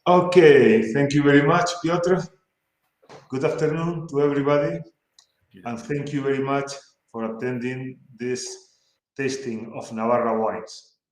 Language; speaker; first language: English; non-native, fluent; Spanish